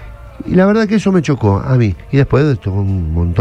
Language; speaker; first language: Spanish; native; Spanish